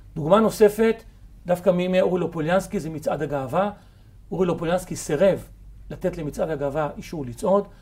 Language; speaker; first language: Hebrew; native; Hebrew